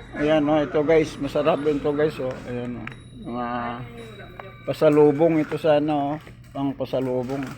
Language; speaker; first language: Filipino; non-native, local second language; Hiligaynon